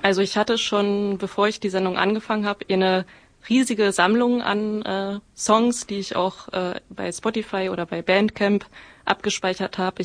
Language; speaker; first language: German; native; German